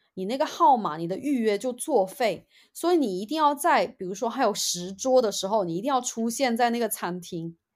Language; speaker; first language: Chinese; native; Chinese